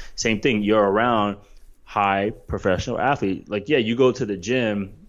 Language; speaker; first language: English; native; English